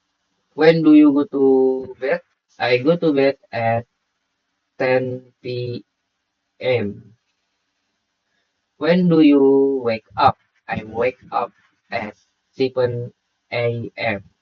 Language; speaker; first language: English; non-native, learner; Indonesian